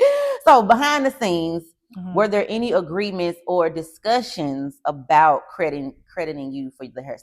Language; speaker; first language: English; native; English